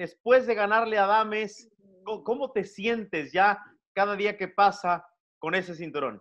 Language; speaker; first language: Portuguese; non-native, learner; Spanish